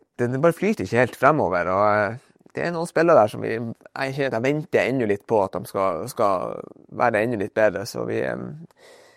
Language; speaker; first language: Norwegian; native; Norwegian